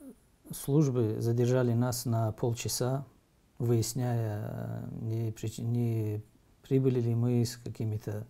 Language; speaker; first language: Russian; native; Russian